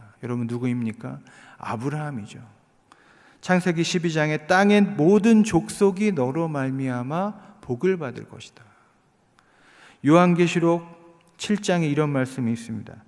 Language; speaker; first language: Korean; native; Korean